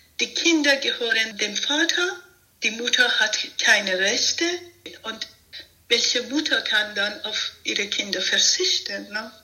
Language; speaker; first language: German; non-native, fluent; Persian